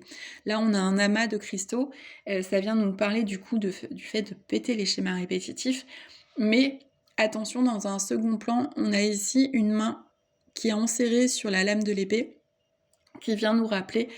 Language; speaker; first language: French; native; French